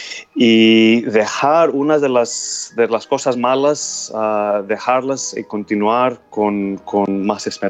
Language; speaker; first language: Spanish; non-native, fluent; Greek